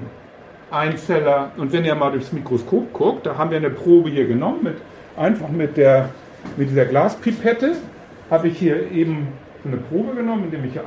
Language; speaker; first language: German; native; German